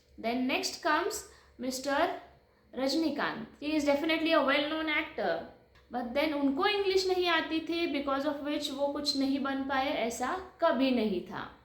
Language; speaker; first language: Hindi; non-native, local second language; Marathi